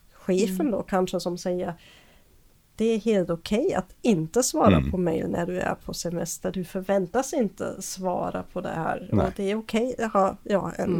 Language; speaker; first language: Swedish; non-native, fluent; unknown